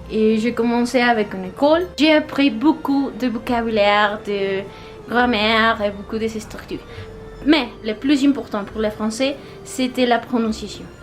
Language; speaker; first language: French; non-native, learner; Spanish